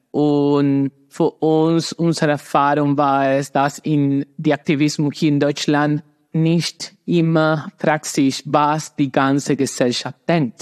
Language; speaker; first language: German; non-native, learner; Spanish